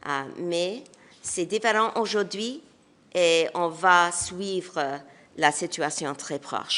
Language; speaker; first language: French; non-native, local second language; English